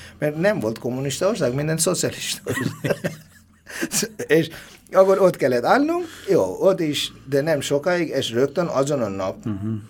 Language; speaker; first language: Hungarian; non-native, learner; Bangla